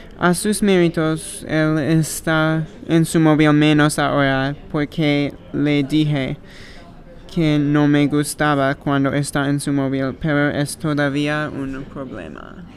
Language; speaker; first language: Spanish; non-native, learner; English